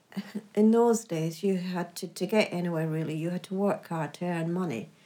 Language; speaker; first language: English; native; English